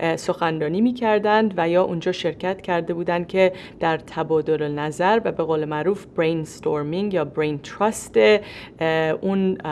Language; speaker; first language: Persian; native; Persian